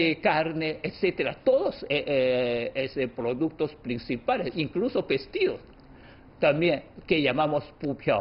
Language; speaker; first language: Spanish; non-native, fluent; Chinese